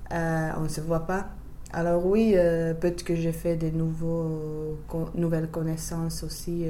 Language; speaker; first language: French; non-native, fluent; Finnish